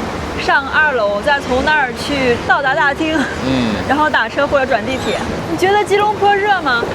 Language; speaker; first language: Chinese; native; Chinese